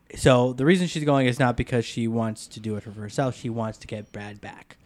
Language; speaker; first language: English; native; English